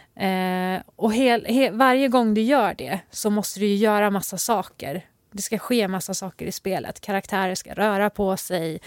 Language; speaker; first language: Swedish; early bilingual, other home language; Persian